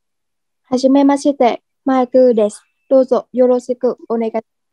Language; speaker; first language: Japanese; non-native, learner; Vietnamese